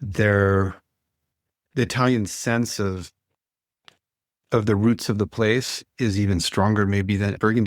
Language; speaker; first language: English; non-native, fluent; French